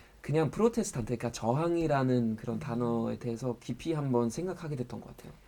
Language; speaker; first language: Korean; non-native, fluent; German